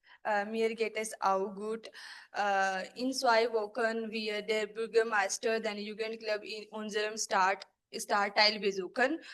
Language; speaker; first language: German; non-native, learner; Hindi